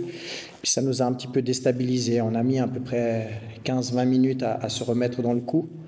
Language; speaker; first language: French; native; French